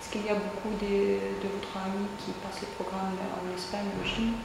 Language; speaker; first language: French; non-native, fluent; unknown